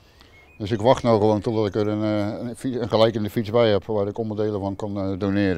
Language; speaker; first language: Dutch; native; Dutch